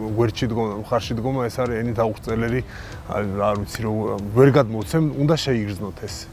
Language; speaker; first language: Georgian; native; Georgian